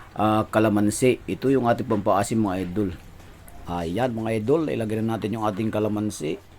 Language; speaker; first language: Filipino; non-native, local second language; Waray